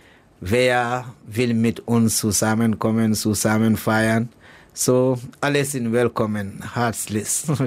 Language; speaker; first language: German; non-native, learner; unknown